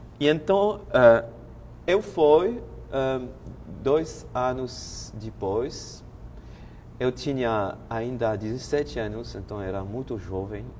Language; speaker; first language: Portuguese; non-native, fluent; French